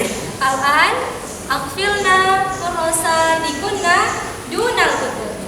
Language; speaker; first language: Arabic; non-native, fluent; Indonesian